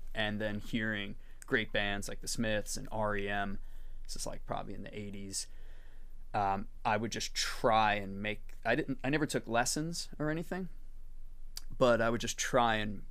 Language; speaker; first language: English; native; English